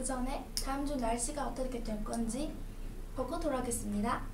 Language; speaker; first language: Korean; non-native, learner; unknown